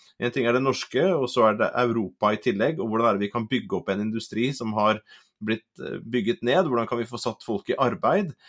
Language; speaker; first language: Norwegian; native; Norwegian